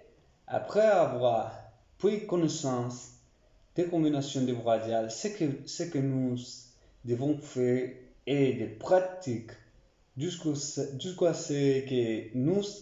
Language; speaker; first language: French; non-native, learner; Spanish